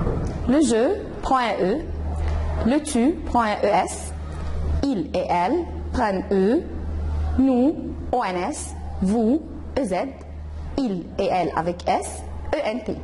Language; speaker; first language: French; non-native, fluent; Arabic